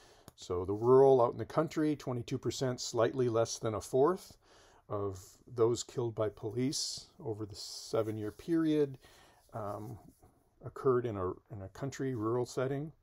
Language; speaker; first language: English; native; English